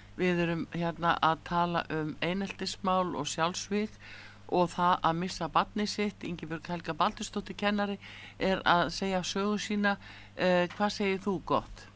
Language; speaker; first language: Icelandic; native; Icelandic